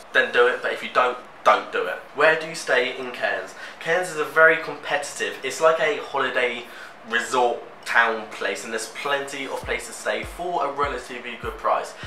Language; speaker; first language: English; native; English